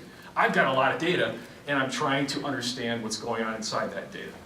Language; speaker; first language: English; native; English